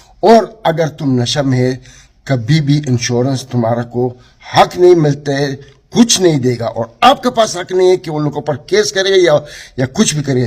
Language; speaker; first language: Hindi; non-native, fluent; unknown